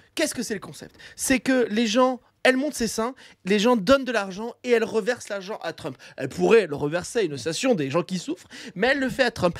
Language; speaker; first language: French; native; French